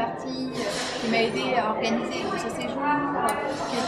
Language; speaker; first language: French; native; French